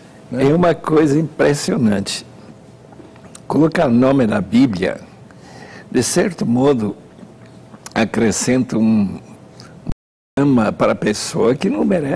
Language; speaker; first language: Portuguese; non-native, fluent; English